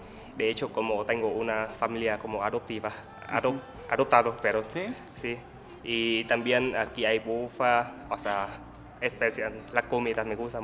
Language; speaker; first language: Spanish; non-native, learner; Vietnamese